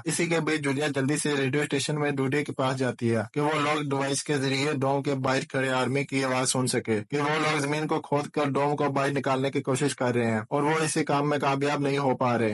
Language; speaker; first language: Hindi; native; Hindi